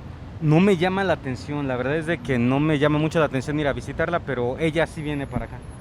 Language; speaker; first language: Spanish; native; Spanish